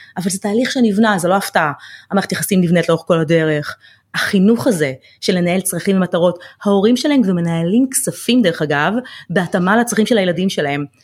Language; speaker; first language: Hebrew; native; Hebrew